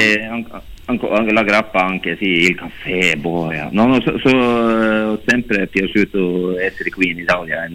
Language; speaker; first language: Italian; non-native, learner; Norwegian